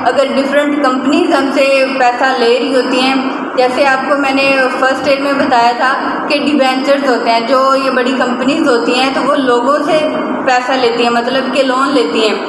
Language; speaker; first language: Urdu; non-native, local second language; Punjabi